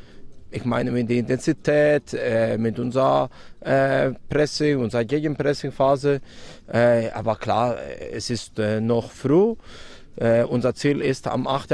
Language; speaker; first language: German; non-native, fluent; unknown